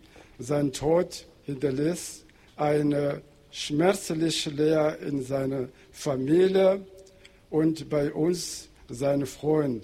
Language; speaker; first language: German; non-native, fluent; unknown